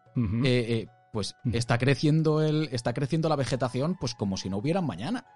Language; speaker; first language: Spanish; native; Spanish